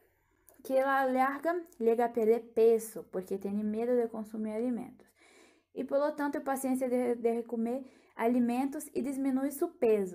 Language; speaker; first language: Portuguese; non-native, learner; Spanish